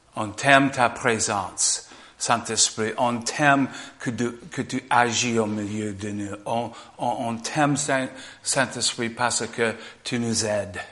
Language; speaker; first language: French; non-native, fluent; English